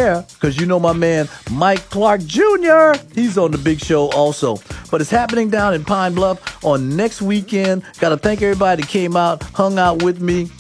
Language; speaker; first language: English; native; English